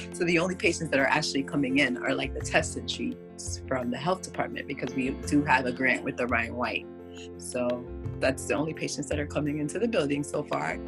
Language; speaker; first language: English; non-native, fluent; Haitian Creole